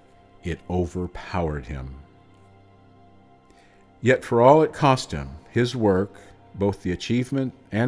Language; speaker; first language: English; native; English